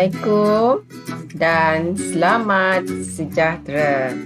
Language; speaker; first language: Malay; native; Malay